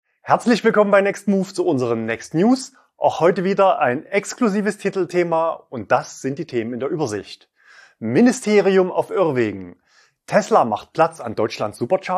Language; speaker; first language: German; native; German